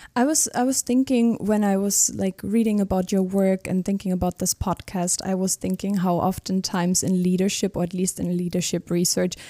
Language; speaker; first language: English; non-native, fluent; German